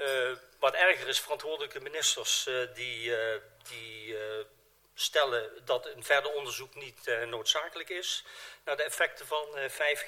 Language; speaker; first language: Dutch; native; Dutch